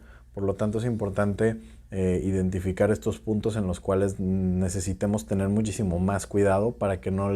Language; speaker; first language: Spanish; native; Spanish